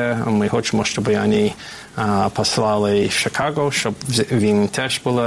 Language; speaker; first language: Ukrainian; non-native, fluent; English